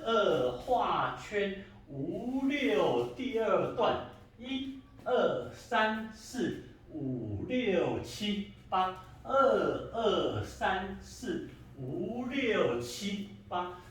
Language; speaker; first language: Chinese; native; Chinese